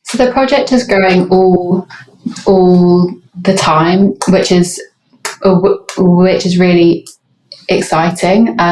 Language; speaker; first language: English; native; English